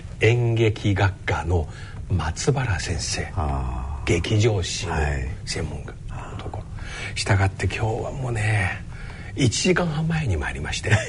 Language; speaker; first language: Japanese; non-native, fluent; Chinese